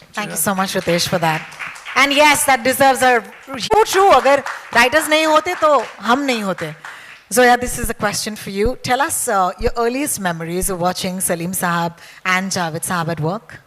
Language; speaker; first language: English; non-native, local second language; Hindi